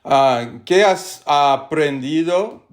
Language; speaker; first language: Spanish; non-native, learner; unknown